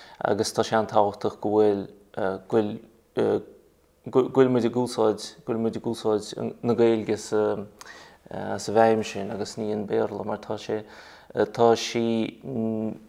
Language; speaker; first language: Irish; non-native, fluent; Russian